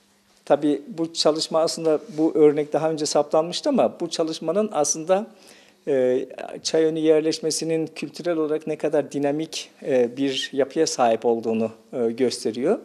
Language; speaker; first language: Turkish; native; Turkish